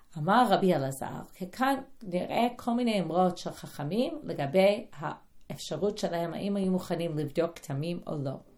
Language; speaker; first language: Hebrew; non-native, fluent; English